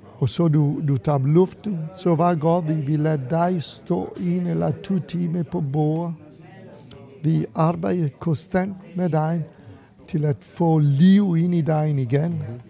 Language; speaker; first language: Danish; non-native, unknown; Italian